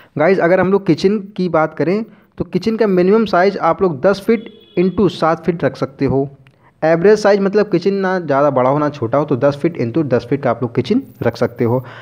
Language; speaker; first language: Hindi; native; Hindi